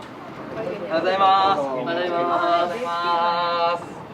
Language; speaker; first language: Japanese; native; Japanese